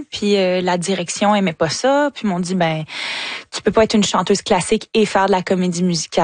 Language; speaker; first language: French; native; French